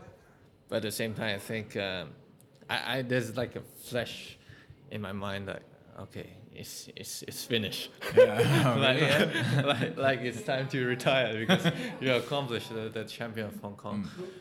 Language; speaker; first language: English; non-native, local second language; Cantonese